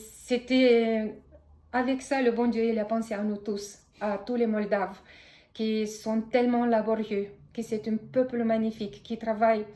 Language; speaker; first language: French; non-native, fluent; Romanian